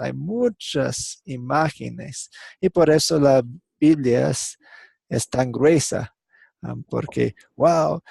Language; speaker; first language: Spanish; non-native, fluent; English